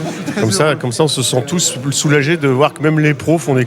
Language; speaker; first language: French; native; French